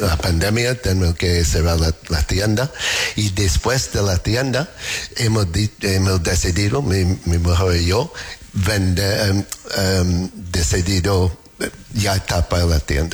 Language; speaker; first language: Spanish; non-native, learner; English